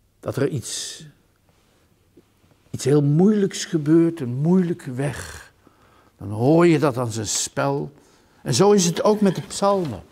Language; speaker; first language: Dutch; native; Dutch